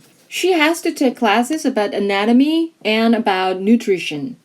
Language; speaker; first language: English; non-native, fluent; Korean